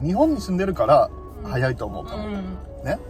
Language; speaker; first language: Japanese; non-native, learner; English